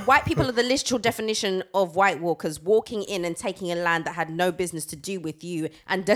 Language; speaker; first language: English; native; English